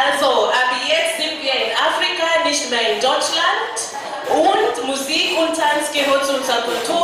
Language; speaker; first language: German; non-native, fluent; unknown